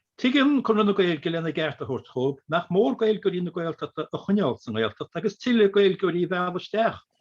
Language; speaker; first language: Irish; native; Irish